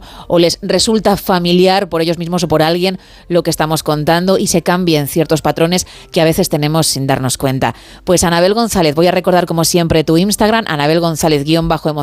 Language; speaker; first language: Spanish; native; Spanish